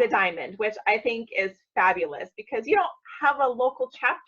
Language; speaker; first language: English; native; English